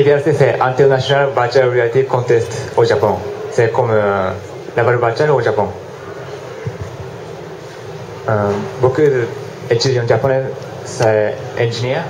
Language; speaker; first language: French; non-native, learner; Japanese